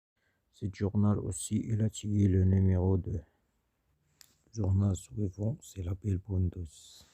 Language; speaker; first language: French; non-native, learner; Arabic